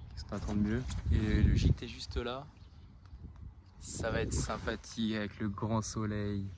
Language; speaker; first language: French; native; French